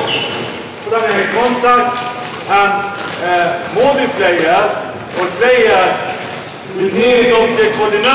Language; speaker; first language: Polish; non-native, learner; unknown